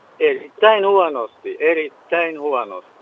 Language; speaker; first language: Finnish; non-native, learner; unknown